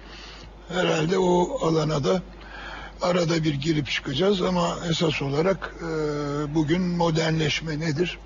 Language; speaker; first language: Turkish; native; Turkish